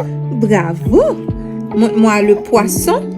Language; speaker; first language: French; non-native, local second language; Haitian Creole